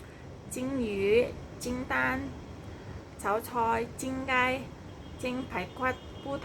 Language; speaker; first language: Cantonese; non-native, learner; Indonesian